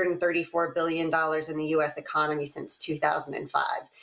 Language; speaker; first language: English; native; English